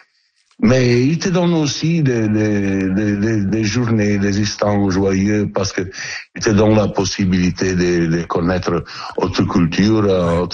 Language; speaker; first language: French; non-native, learner; Italian